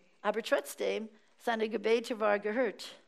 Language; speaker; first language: German; non-native, fluent; English